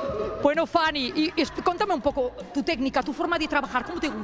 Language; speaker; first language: Spanish; non-native, local second language; Catalan